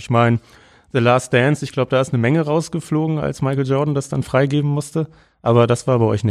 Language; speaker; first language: German; native; German